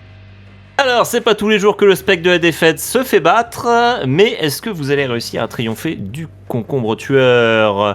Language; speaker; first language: French; native; French